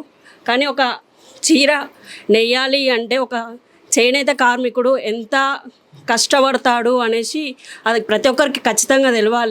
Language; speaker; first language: Telugu; native; Telugu